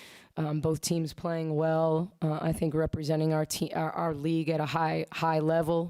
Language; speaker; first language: English; native; English